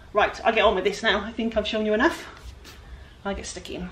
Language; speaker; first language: English; native; English